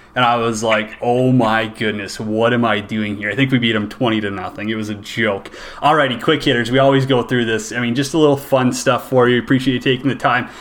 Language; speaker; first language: English; native; English